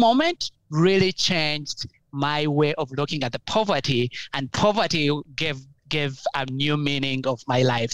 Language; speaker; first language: English; non-native, local second language; Ganda